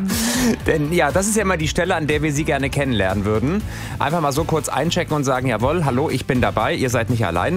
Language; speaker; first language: German; native; German